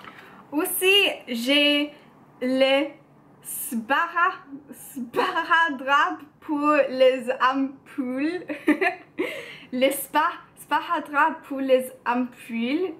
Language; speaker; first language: French; non-native, learner; English